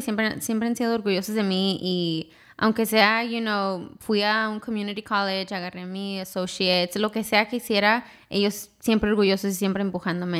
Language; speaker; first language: Spanish; early bilingual, heritage; Spanish